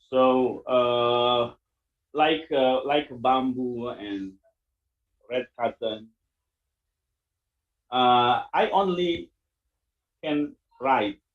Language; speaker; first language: English; non-native, learner; Indonesian